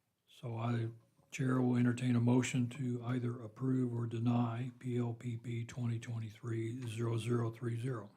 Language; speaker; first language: English; native; English